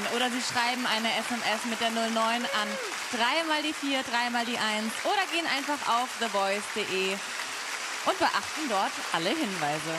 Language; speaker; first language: German; native; German